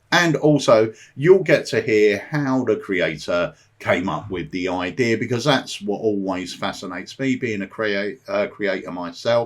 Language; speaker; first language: English; native; English